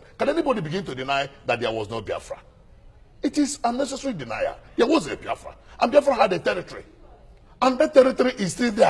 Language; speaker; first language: English; non-native, local second language; Igbo